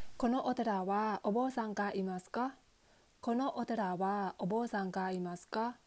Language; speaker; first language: Japanese; non-native, fluent; Thai